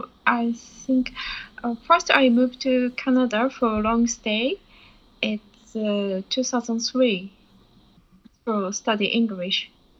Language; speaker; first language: English; non-native, learner; Japanese